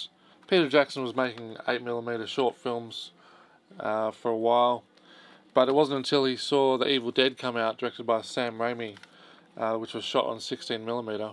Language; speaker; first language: English; native; English